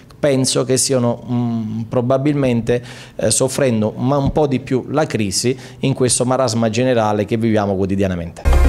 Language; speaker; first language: Italian; native; Italian